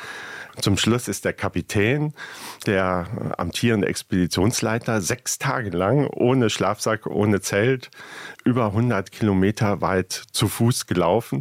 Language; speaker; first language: German; native; German